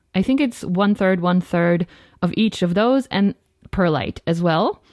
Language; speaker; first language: English; non-native, fluent; Dutch